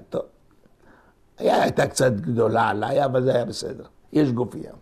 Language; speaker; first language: Hebrew; non-native, local second language; Ladino